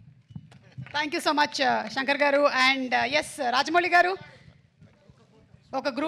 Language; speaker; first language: Telugu; native; Telugu